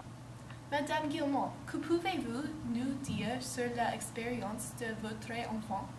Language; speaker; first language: French; non-native, learner; English